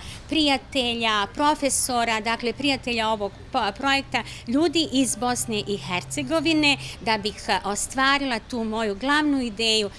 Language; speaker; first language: Bosnian; native; Bosnian